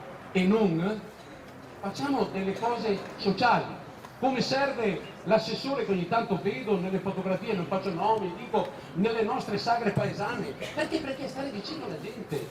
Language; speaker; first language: Italian; native; Italian